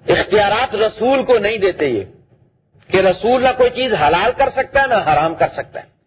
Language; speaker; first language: Urdu; non-native, local second language; Punjabi